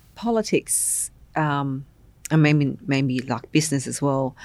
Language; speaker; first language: English; non-native, local second language; Vietnamese